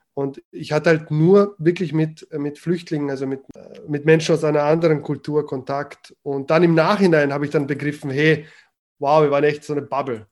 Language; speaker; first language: German; early bilingual, other home language; Croatian